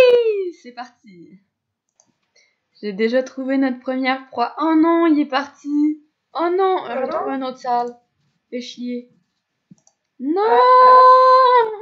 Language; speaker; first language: French; native; French